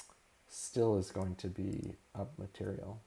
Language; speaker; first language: English; native; English